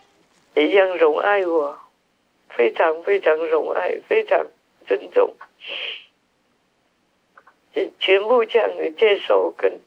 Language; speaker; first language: Chinese; non-native, fluent; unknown